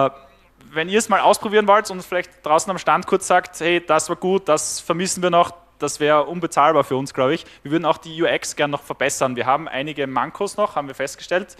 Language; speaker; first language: German; native; German